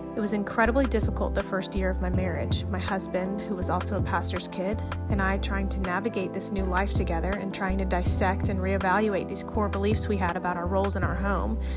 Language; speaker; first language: English; native; English